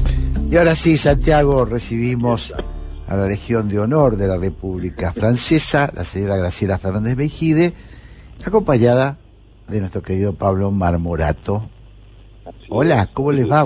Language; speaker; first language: Spanish; native; Spanish